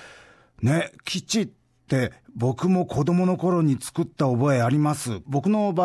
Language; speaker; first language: Japanese; native; Japanese